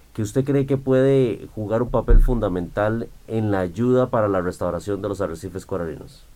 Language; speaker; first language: Spanish; native; Spanish